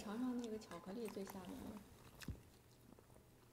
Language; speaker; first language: Chinese; native; Chinese